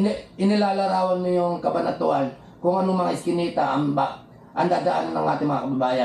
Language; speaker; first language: Filipino; native; Filipino